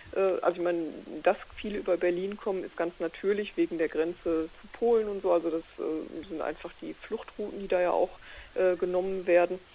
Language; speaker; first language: German; native; German